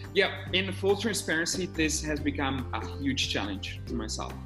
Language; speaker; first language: English; non-native, fluent; Slovak